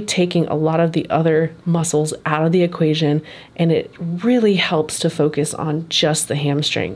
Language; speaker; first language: English; native; English